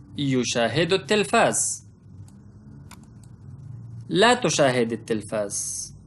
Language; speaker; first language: Arabic; non-native, fluent; Pashto